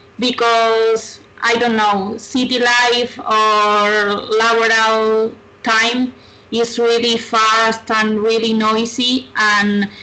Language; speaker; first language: English; non-native, learner; Spanish